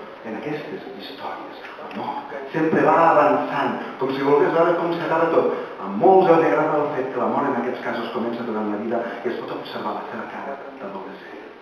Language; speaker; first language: Catalan; native; Catalan